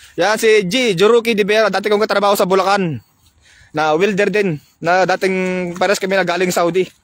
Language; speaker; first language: Filipino; non-native, local second language; Iloko